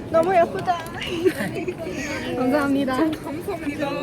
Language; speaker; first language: Korean; non-native, learner; Mongolian